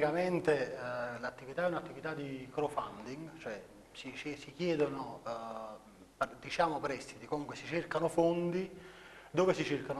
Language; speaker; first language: Italian; native; Italian